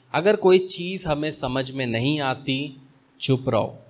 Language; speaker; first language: Hindi; native; Hindi